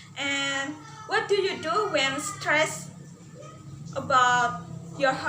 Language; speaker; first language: English; non-native, learner; Indonesian